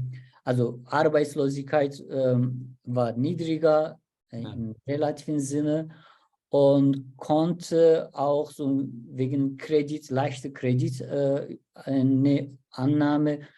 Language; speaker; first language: German; non-native, learner; Turkish